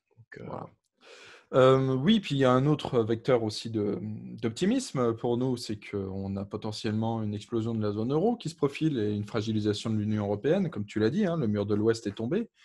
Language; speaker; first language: French; native; French